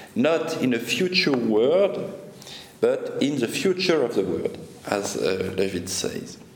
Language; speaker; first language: English; non-native, fluent; French